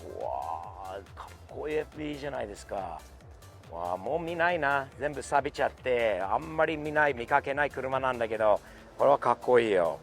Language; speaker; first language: Japanese; non-native, fluent; English